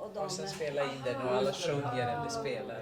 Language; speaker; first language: Swedish; non-native, fluent; Serbian